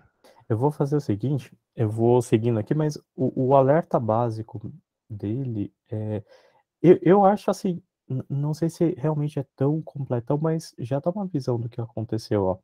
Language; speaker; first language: Portuguese; native; Portuguese